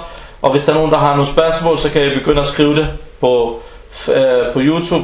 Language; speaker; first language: Danish; non-native, fluent; Arabic